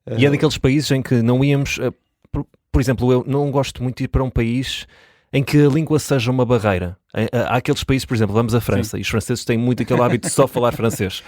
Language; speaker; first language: Portuguese; native; Portuguese